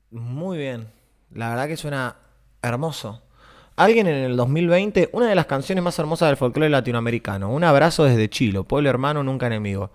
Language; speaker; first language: Spanish; native; Spanish